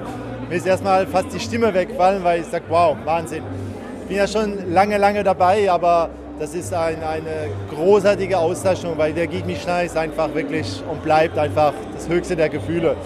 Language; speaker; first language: German; native; German